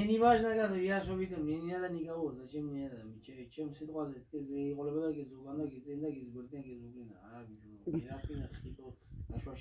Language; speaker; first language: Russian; non-native, fluent; Georgian